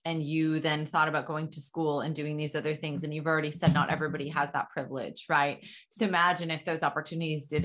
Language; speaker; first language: English; native; English